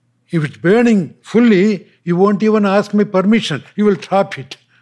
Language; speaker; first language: English; non-native, local second language; Tamil